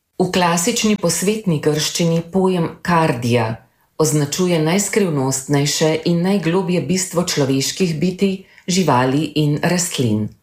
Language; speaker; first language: Slovenian; native; Slovenian